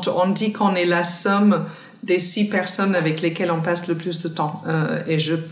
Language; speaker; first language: French; non-native, fluent; English